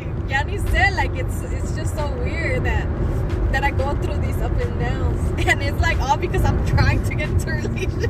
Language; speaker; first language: English; early bilingual, other home language; Spanish